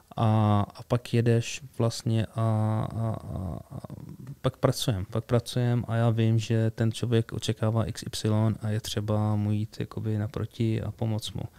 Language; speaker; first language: Czech; early bilingual, other home language; Arabic